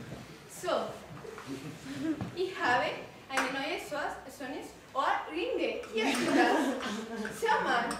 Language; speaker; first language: German; non-native, learner; Spanish